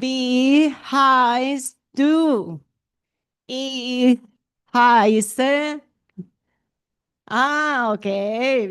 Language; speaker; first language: German; non-native, learner; Spanish